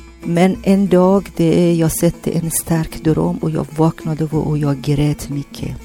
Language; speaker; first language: Swedish; non-native, learner; Persian